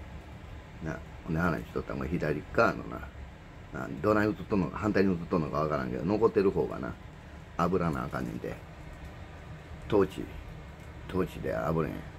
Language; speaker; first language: Japanese; native; Japanese